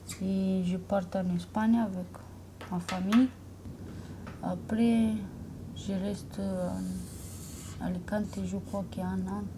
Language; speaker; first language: French; non-native, learner; Romanian